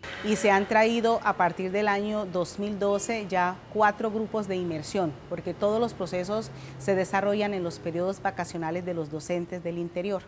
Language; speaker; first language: Spanish; non-native, local second language; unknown